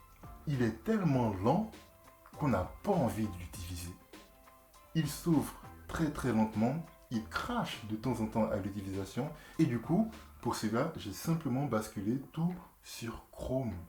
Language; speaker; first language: French; native; French